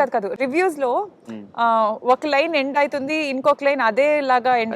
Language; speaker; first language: Telugu; non-native, learner; Kannada